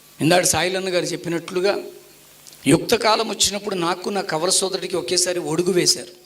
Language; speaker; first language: Telugu; non-native, local second language; Tamil